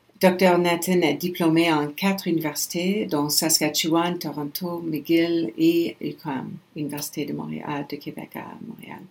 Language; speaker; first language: French; non-native, local second language; English